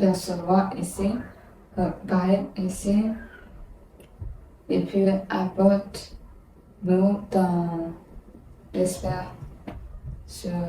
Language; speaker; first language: French; non-native, learner; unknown